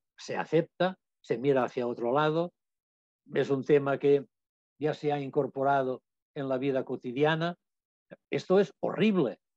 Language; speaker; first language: Spanish; non-native, local second language; Catalan